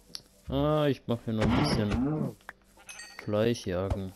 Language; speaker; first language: German; native; German